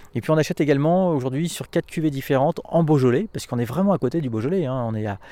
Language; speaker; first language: French; native; French